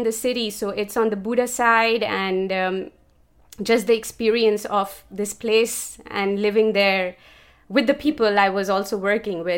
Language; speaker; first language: English; non-native, local second language; Urdu